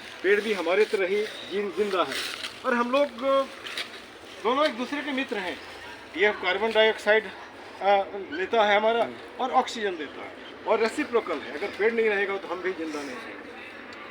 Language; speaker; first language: Hindi; native; Hindi